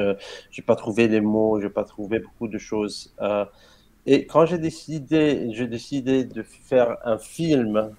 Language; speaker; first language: French; non-native, learner; Arabic